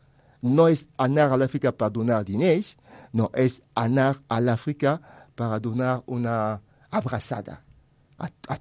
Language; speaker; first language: Catalan; non-native, fluent; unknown